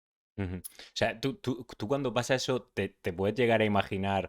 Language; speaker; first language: Spanish; native; Spanish